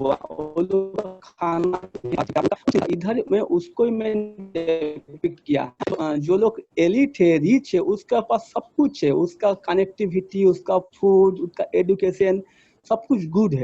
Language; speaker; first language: Hindi; non-native, local second language; Bangla